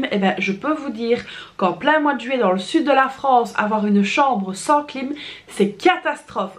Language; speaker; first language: French; native; French